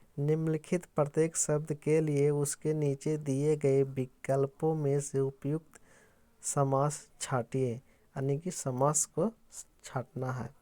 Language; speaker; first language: Hindi; native; Hindi